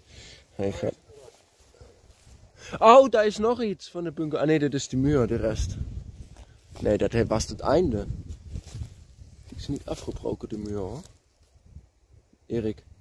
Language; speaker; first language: Dutch; non-native, learner; German